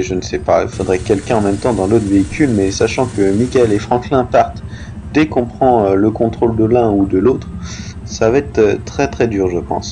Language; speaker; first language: French; native; French